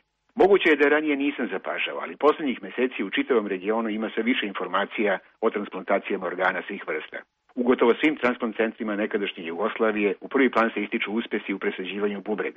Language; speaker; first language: Croatian; native; Croatian